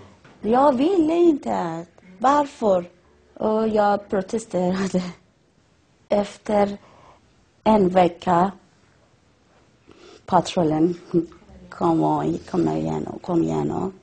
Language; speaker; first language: Swedish; non-native, learner; Persian